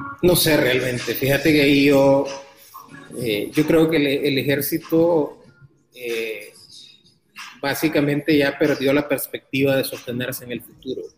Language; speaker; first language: Spanish; native; Spanish